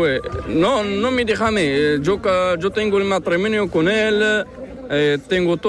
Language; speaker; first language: Spanish; non-native, learner; Arabic